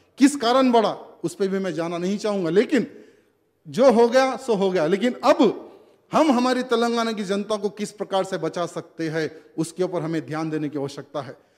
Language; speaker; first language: Hindi; non-native, local second language; Telugu